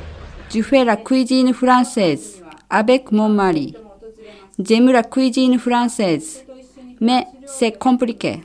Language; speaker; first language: French; non-native, learner; Japanese